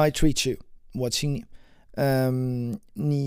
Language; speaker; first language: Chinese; non-native, learner; English